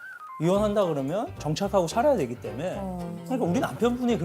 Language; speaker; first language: Korean; native; Korean